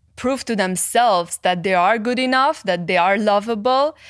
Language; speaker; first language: English; non-native, fluent; Romanian